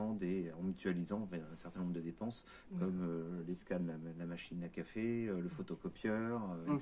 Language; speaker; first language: French; native; French